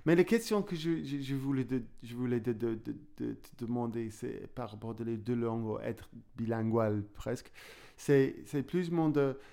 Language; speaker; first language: French; non-native, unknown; English